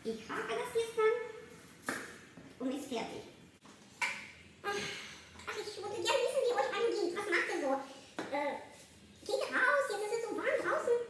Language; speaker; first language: German; non-native, fluent; Russian